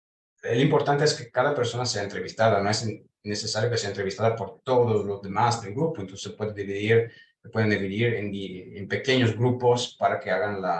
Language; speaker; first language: Spanish; non-native, fluent; Italian